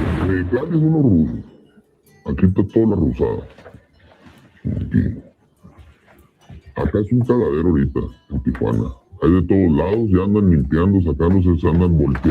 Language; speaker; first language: Spanish; native; Spanish